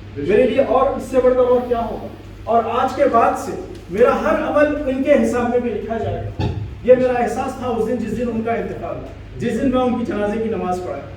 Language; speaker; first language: Urdu; native; Urdu